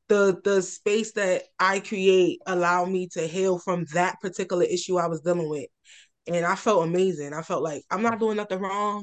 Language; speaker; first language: English; native; English